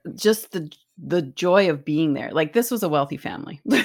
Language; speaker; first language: English; native; English